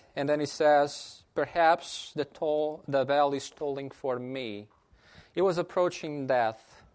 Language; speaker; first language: English; non-native, fluent; Portuguese